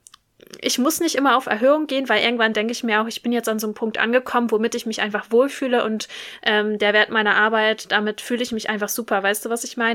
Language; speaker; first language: German; native; German